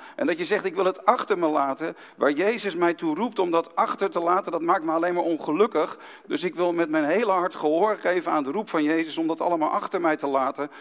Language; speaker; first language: Dutch; native; Dutch